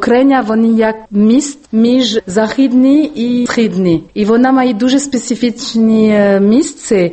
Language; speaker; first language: Ukrainian; non-native, learner; French